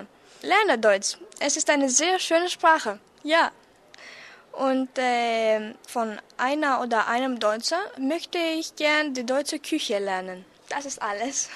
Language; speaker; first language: German; non-native, learner; Greek